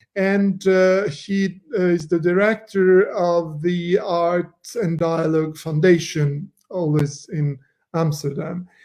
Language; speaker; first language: English; non-native, fluent; Italian